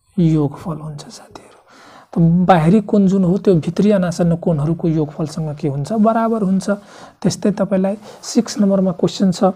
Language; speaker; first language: Nepali; non-native, local second language; Maithili